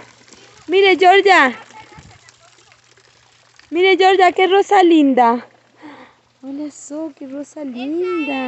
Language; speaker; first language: Spanish; non-native, learner; Portuguese